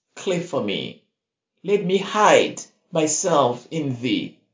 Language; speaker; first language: English; non-native, fluent; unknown